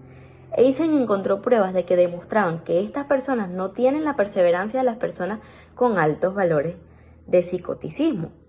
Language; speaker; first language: Spanish; native; Spanish